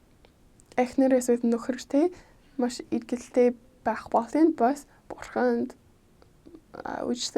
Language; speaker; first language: Mongolian; non-native, fluent; English